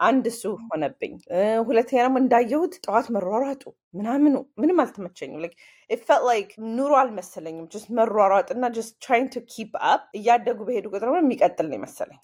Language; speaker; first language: Amharic; early bilingual, heritage; Amharic